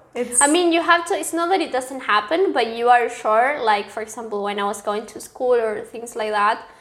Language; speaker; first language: English; non-native, fluent; Spanish